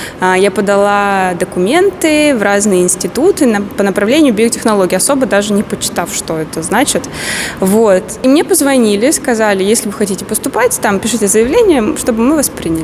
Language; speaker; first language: Russian; native; Russian